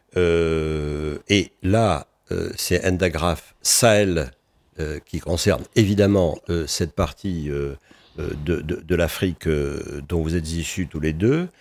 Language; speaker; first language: French; native; French